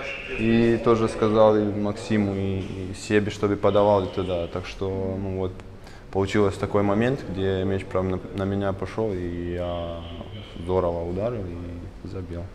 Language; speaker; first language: Russian; non-native, fluent; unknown